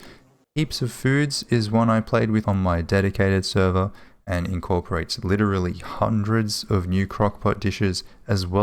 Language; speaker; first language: English; native; English